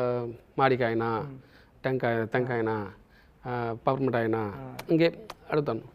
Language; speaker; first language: Telugu; non-native, local second language; Tamil